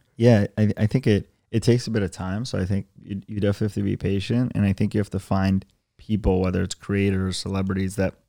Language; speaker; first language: English; early bilingual, other home language; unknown